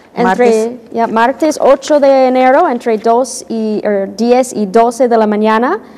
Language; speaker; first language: Spanish; non-native, fluent; English